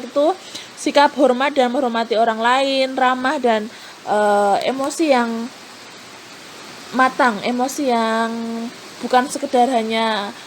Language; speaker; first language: Indonesian; native; Indonesian